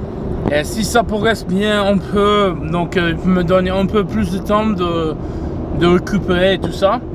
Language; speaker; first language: French; non-native, fluent; English